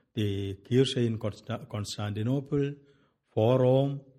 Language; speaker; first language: German; non-native, fluent; Malayalam